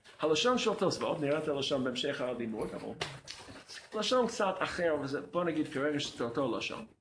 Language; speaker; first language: Hebrew; non-native, fluent; English